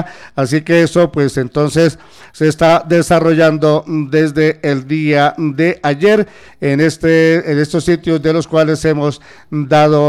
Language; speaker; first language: Spanish; native; Spanish